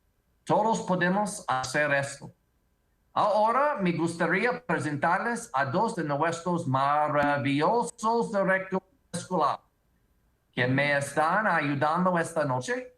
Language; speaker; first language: Spanish; non-native, learner; English